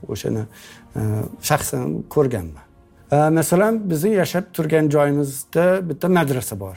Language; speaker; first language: Uzbek; non-native, fluent; English